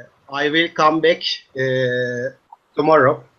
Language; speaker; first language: English; non-native, learner; Turkish